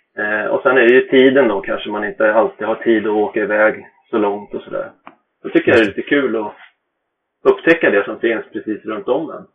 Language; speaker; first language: Swedish; native; Swedish